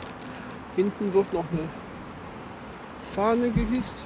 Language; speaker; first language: German; native; German